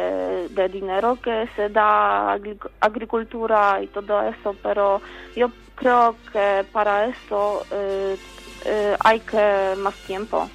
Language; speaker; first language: Spanish; non-native, fluent; Polish